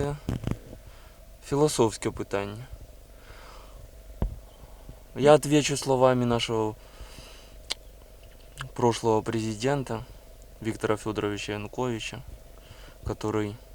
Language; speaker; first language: Russian; native; Russian